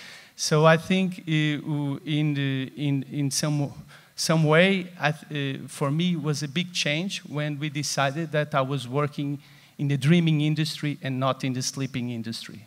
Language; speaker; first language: English; non-native, fluent; Portuguese